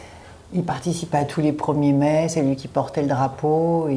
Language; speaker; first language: French; native; French